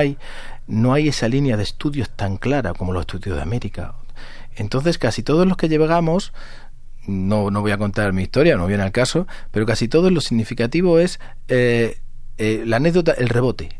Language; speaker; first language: Spanish; native; Spanish